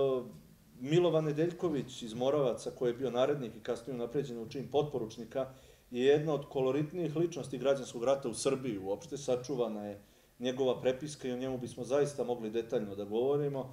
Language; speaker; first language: Serbian; native; Serbian